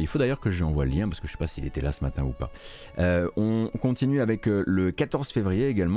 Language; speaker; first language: French; native; French